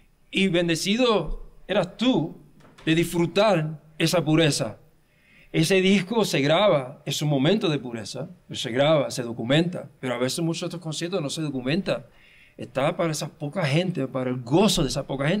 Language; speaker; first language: Spanish; early bilingual, heritage; Spanish